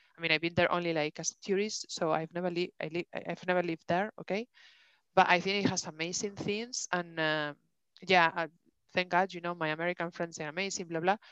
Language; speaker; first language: English; non-native, fluent; Spanish